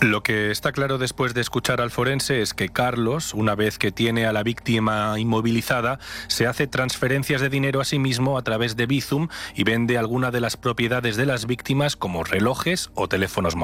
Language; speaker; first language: Spanish; native; Spanish